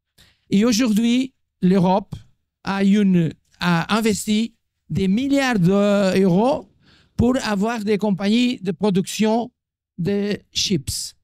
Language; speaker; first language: French; non-native, fluent; Portuguese